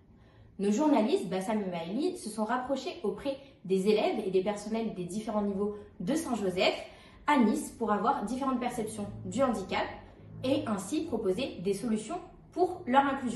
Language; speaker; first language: French; native; French